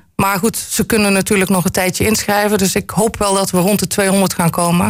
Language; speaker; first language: Dutch; native; Dutch